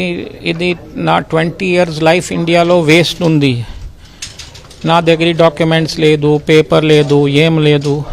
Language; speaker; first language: Telugu; early bilingual, heritage; Telugu